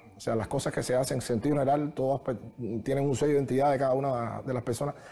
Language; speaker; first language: Spanish; native; Spanish